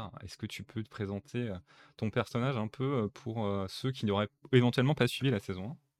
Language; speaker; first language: French; native; French